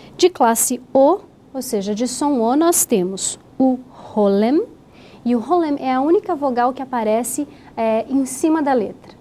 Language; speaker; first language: Portuguese; native; Portuguese